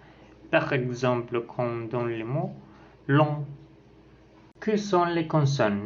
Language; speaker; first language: French; non-native, learner; Spanish